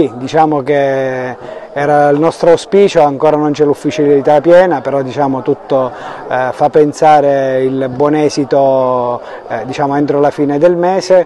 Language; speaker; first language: Italian; native; Italian